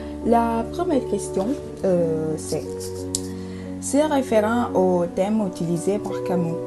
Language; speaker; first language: French; non-native, learner; Italian